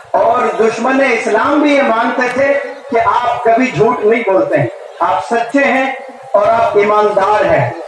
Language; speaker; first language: Urdu; native; Urdu